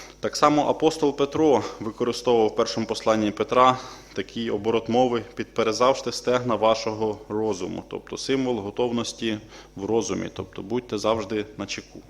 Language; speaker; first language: Ukrainian; native; Ukrainian